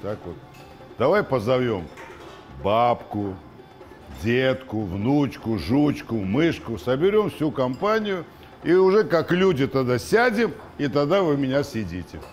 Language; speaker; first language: Russian; native; Russian